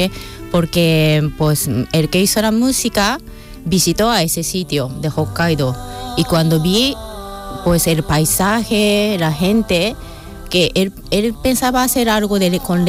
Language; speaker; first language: Spanish; non-native, fluent; Japanese